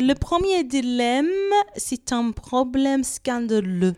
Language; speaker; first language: French; non-native, fluent; English